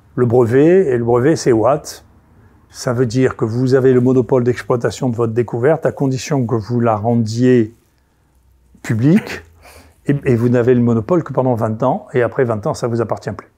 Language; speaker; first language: French; native; French